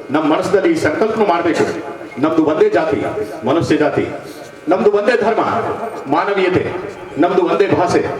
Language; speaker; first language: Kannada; non-native, local second language; Hindi